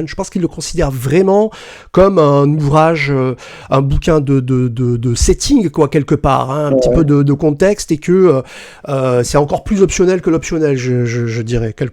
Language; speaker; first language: French; native; French